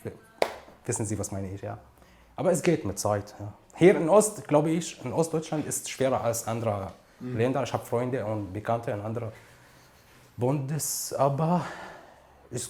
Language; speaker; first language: German; non-native, learner; Arabic